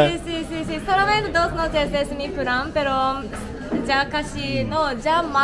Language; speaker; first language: Spanish; non-native, learner; Japanese